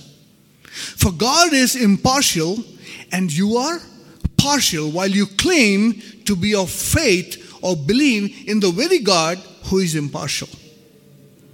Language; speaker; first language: English; non-native, local second language; Hindi